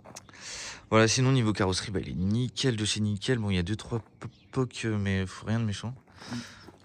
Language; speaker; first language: French; native; French